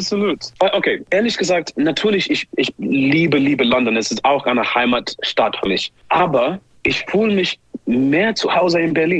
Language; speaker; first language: German; non-native, learner; English